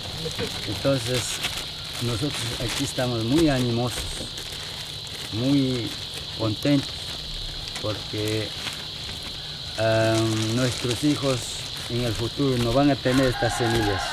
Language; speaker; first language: Spanish; non-native, local second language; Quechua